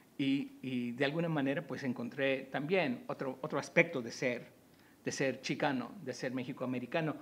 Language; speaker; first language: Spanish; early bilingual, heritage; Spanish